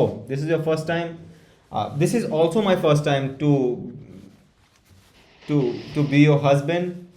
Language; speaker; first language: English; non-native, learner; Hindi